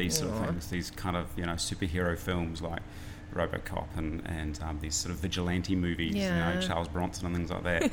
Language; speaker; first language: English; native; English